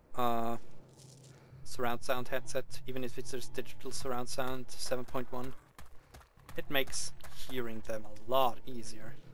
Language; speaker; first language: English; non-native, fluent; Swiss German